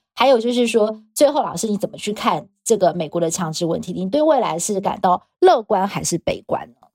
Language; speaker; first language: Chinese; native; Chinese